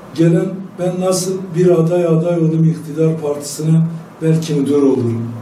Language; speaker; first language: Turkish; non-native, local second language; Kurdish